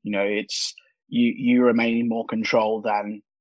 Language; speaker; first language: English; native; English